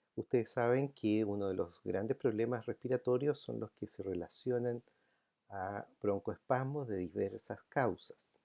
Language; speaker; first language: Spanish; native; Spanish